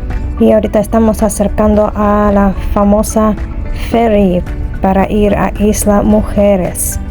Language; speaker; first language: Spanish; non-native, fluent; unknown